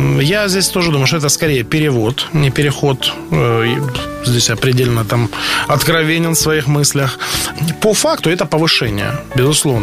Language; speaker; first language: Russian; native; Russian